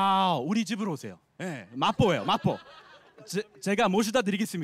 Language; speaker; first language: Korean; non-native, fluent; English